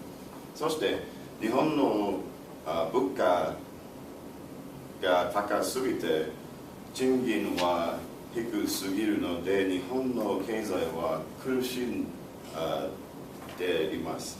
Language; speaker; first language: Japanese; non-native, learner; English